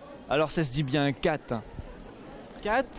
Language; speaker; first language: French; native; French